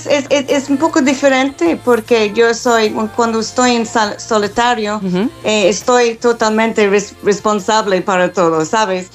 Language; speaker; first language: Spanish; non-native, fluent; English